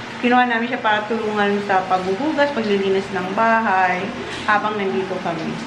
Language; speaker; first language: Filipino; non-native, local second language; Bikol